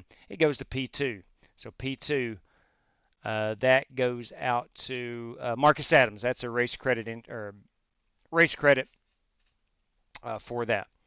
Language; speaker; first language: English; native; English